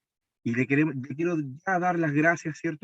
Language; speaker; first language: Spanish; native; Spanish